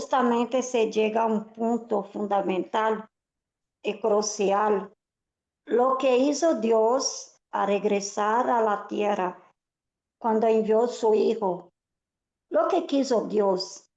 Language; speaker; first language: Spanish; non-native, fluent; Portuguese